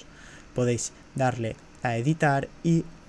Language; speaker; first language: Spanish; native; Spanish